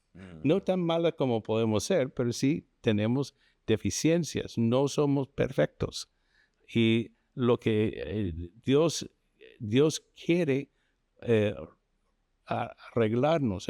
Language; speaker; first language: Spanish; non-native, fluent; English